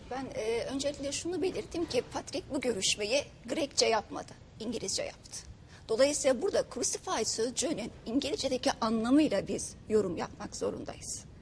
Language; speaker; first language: Turkish; native; Turkish